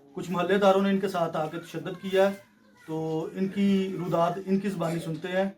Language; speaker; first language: Urdu; non-native, local second language; Punjabi